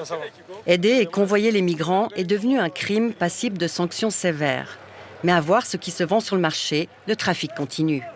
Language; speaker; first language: French; native; French